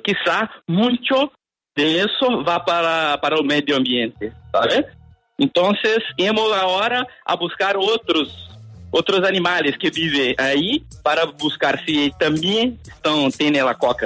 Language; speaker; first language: Spanish; non-native, learner; Portuguese